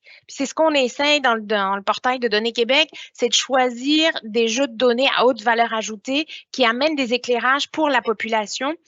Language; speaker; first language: French; native; French